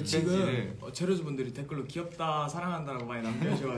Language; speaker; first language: Korean; native; Korean